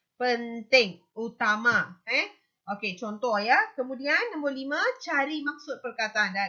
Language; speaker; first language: Malay; non-native, local second language; Tamil